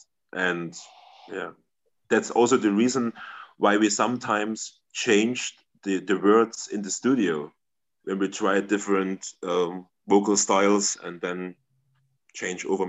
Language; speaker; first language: English; non-native, fluent; German